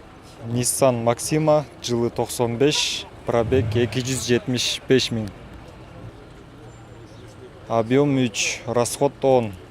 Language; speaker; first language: Kyrgyz; native; Kyrgyz